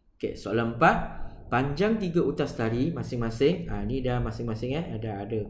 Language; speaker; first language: Malay; non-native, local second language; Chinese